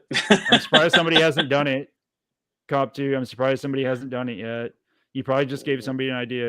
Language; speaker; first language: English; native; English